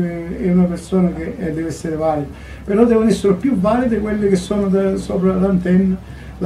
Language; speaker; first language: Italian; native; Italian